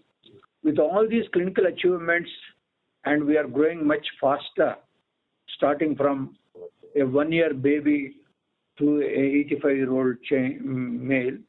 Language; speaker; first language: English; non-native, local second language; Telugu